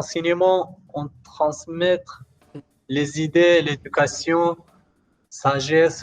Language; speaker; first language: French; non-native, fluent; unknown